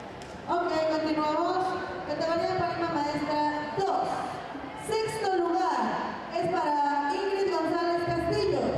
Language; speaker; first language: Spanish; native; Spanish